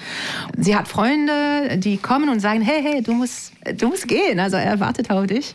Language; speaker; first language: German; non-native, fluent; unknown